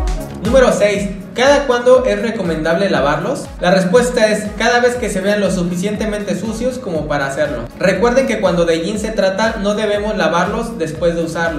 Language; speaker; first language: Spanish; native; Spanish